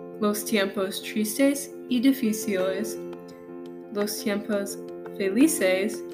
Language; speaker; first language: Spanish; non-native, learner; English